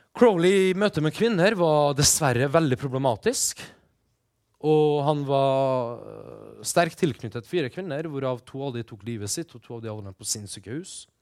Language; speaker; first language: Norwegian; early bilingual, other home language; Persian